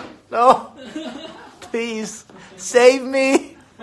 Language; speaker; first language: English; early bilingual, other home language; Korean